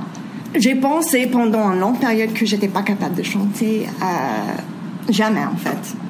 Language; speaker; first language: French; non-native, fluent; English